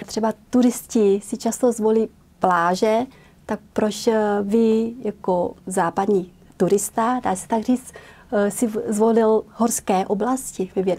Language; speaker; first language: Czech; non-native, fluent; Vietnamese